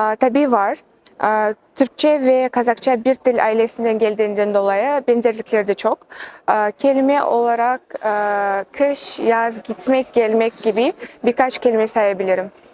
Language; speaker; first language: Turkish; non-native, learner; Kazakh